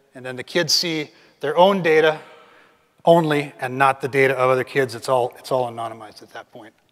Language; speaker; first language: English; native; English